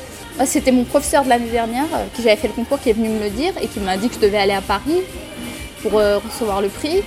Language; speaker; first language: French; early bilingual, other home language; Romanian